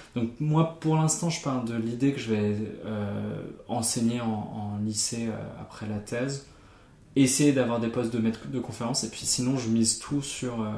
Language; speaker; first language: French; non-native, fluent; German